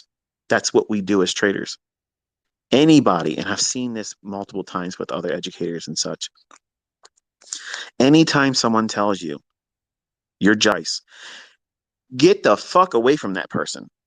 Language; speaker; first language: English; native; English